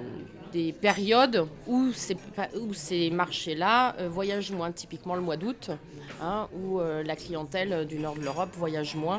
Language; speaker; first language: French; native; French